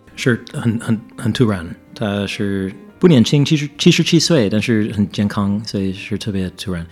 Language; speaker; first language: Chinese; non-native, fluent; English